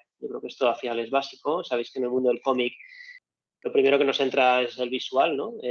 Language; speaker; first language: Spanish; native; Spanish